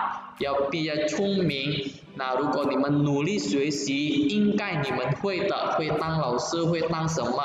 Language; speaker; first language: Chinese; non-native, fluent; Indonesian